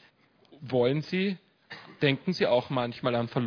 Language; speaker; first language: German; native; German